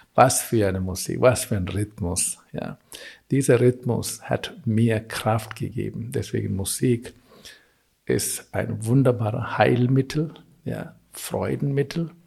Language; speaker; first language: German; non-native, fluent; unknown